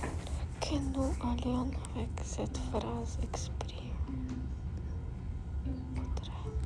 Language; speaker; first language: French; non-native, learner; Ukrainian